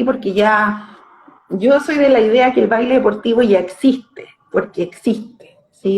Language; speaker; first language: Spanish; native; Spanish